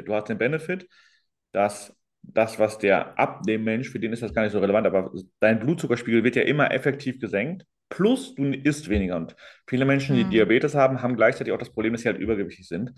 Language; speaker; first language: German; native; German